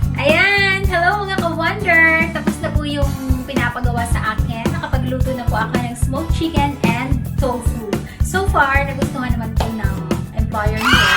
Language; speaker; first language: Filipino; non-native, local second language; Hiligaynon